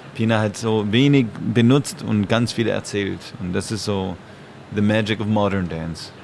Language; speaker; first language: German; non-native, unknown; French